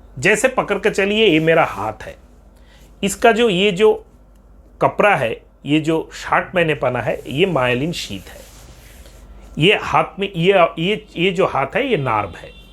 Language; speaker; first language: Hindi; non-native, local second language; Bangla